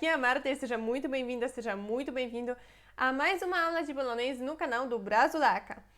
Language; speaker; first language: Portuguese; non-native, fluent; Polish